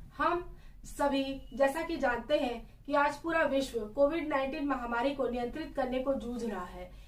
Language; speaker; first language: Hindi; native; Hindi